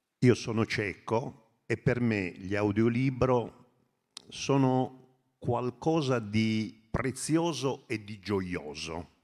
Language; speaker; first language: Italian; native; Italian